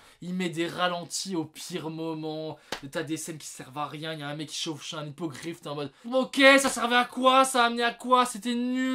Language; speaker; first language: French; native; French